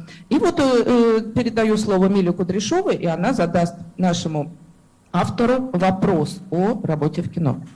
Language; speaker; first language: Russian; native; Russian